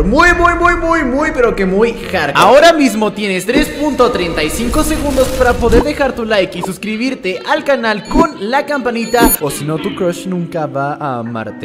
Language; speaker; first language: Spanish; native; Spanish